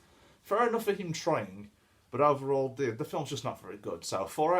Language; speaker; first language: English; native; English